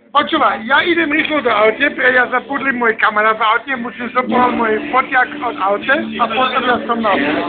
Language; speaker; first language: Slovak; non-native, learner; English